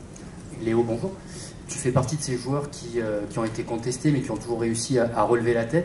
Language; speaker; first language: French; native; French